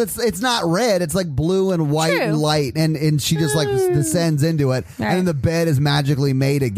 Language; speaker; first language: English; native; English